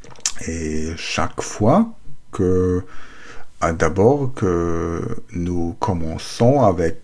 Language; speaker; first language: French; non-native, learner; German